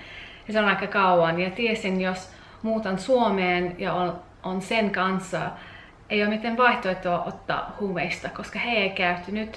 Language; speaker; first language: Finnish; non-native, learner; English